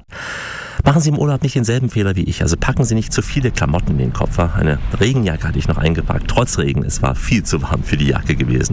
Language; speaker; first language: German; native; German